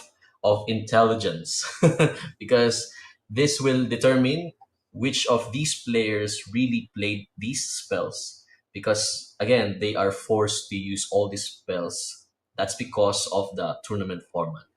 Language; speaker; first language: English; non-native, local second language; Filipino